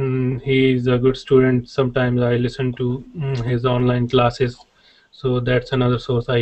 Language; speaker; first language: English; non-native, learner; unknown